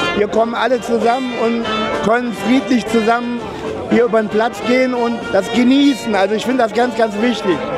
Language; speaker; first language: German; native; German